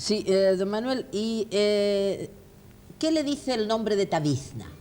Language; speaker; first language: Spanish; native; Spanish